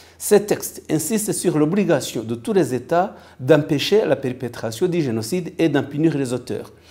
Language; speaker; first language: French; non-native, local second language; Kinyarwanda